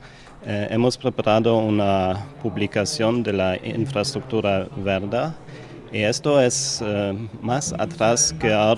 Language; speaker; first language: Spanish; non-native, learner; German